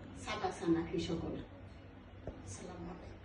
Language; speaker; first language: Arabic; non-native, learner; Bangla